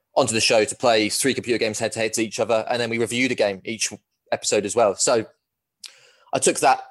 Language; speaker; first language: English; native; English